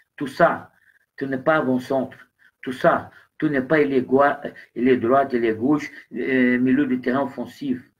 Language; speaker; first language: French; non-native, learner; Portuguese